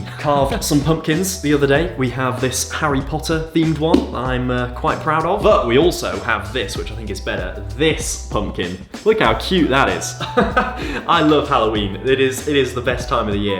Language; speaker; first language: English; native; English